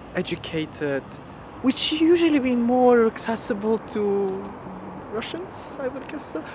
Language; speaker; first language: English; non-native, fluent; Russian